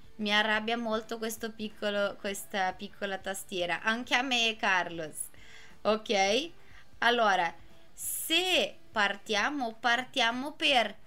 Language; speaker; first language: Italian; non-native, fluent; Portuguese